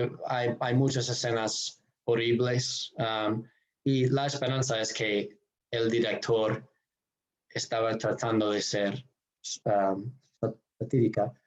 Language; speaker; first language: Spanish; non-native, fluent; English